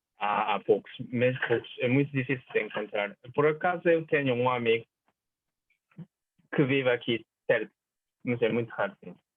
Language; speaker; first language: Portuguese; non-native, fluent; Japanese